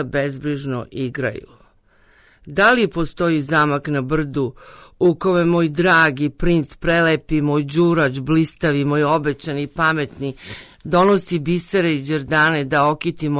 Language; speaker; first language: Serbian; native; Serbian